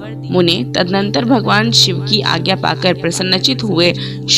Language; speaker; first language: Hindi; native; Hindi